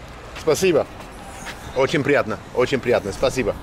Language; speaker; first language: Russian; non-native, learner; English